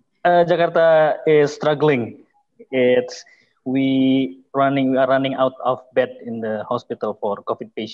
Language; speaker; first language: English; non-native, fluent; Indonesian